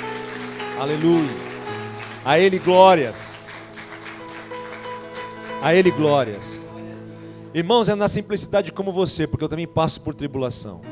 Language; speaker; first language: Portuguese; native; Portuguese